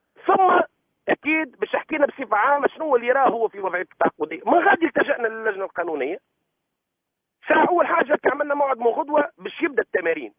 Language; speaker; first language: Arabic; native; Arabic